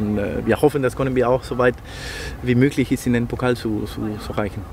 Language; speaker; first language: German; non-native, learner; Spanish